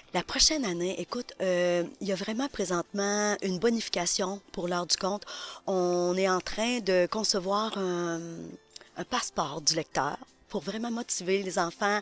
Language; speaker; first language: French; native; French